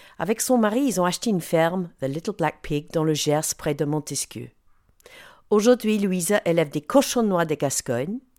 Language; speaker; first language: French; non-native, fluent; English